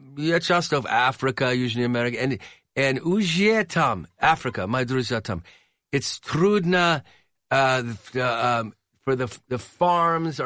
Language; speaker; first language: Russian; non-native, learner; English